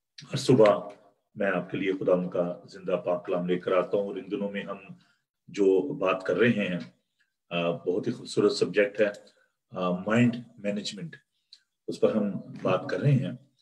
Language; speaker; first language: Urdu; non-native, local second language; Punjabi